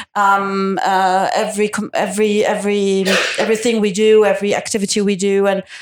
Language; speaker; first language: English; non-native, fluent; Italian